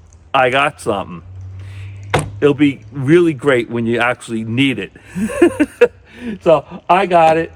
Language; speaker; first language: English; native; English